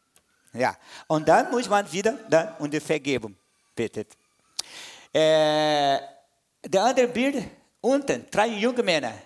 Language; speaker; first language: German; non-native, fluent; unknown